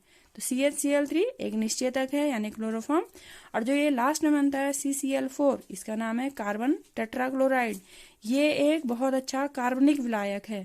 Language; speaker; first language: Hindi; native; Hindi